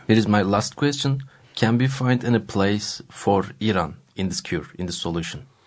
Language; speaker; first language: English; non-native, fluent; Turkish